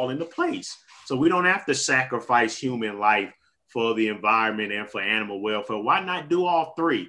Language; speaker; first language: English; native; English